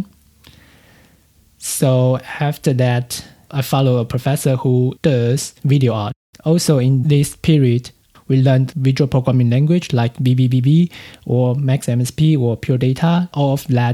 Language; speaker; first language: English; non-native, fluent; Chinese